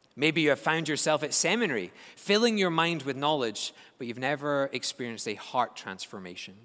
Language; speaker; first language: English; native; English